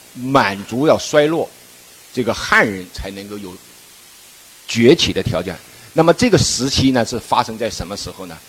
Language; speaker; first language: Chinese; native; Chinese